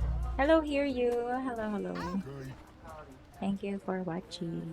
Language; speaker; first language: English; non-native, local second language; Filipino